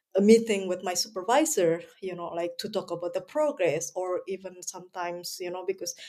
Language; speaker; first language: English; non-native, fluent; Indonesian